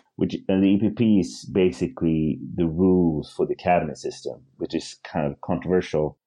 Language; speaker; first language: English; early bilingual, other home language; Swedish